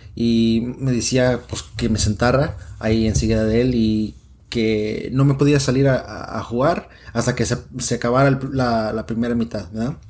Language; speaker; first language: Spanish; early bilingual, heritage; Spanish